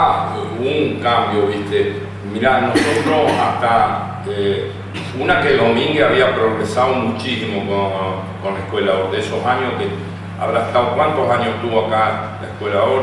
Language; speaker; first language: Spanish; native; Spanish